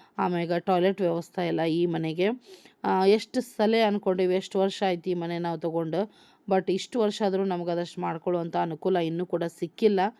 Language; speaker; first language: Kannada; native; Kannada